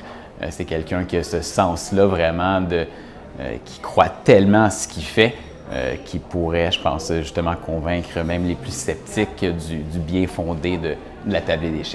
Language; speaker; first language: French; native; French